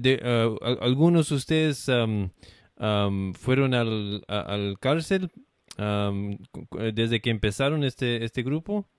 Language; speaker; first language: Spanish; non-native, fluent; English